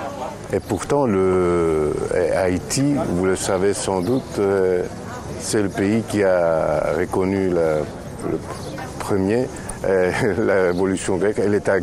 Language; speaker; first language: French; non-native, fluent; Greek